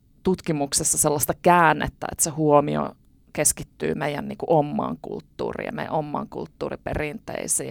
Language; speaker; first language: Finnish; native; Finnish